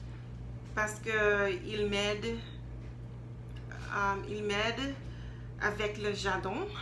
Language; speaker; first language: French; non-native, learner; English